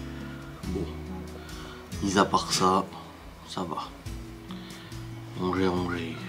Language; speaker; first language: French; native; French